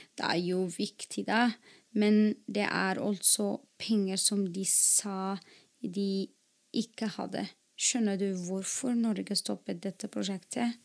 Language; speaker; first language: Norwegian; non-native, fluent; Arabic